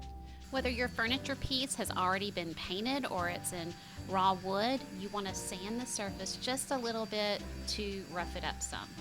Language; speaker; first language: English; native; English